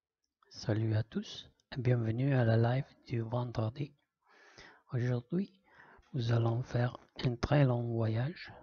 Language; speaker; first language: French; non-native, learner; Italian